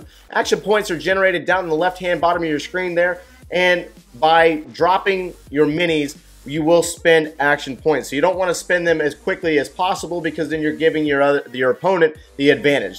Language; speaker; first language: English; native; English